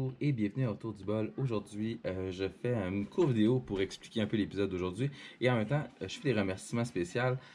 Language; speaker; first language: French; native; French